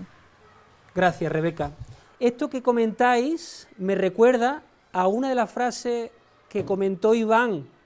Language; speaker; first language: Spanish; native; Spanish